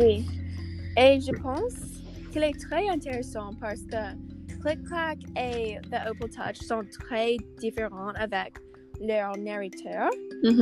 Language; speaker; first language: French; non-native, learner; English